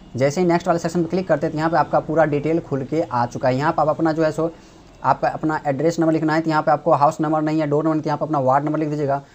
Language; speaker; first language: Hindi; native; Hindi